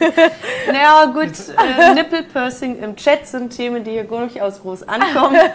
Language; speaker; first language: German; native; German